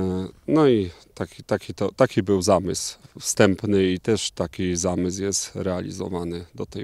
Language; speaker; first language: Polish; native; Polish